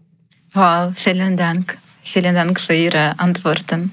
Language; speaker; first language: German; non-native, learner; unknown